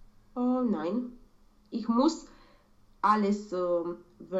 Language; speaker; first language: German; non-native, learner; Romanian